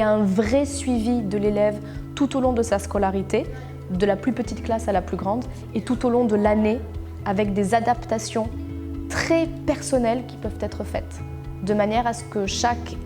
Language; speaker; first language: French; native; French